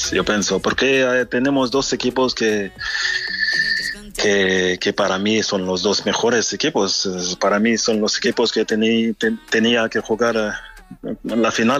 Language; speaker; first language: Spanish; non-native, fluent; French